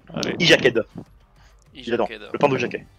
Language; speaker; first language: French; native; French